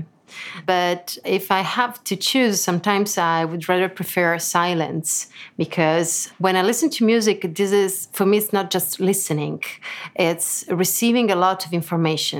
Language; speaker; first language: English; non-native, fluent; Italian